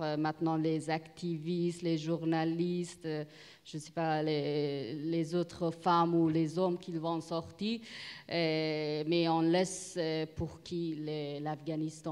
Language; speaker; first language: French; non-native, learner; Persian